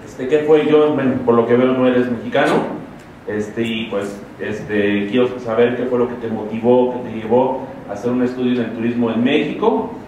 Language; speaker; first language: Spanish; native; Spanish